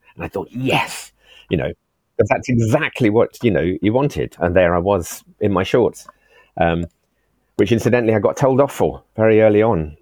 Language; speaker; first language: English; native; English